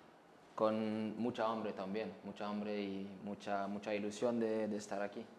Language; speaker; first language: Spanish; non-native, fluent; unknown